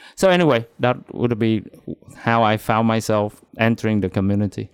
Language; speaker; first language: English; non-native, fluent; Vietnamese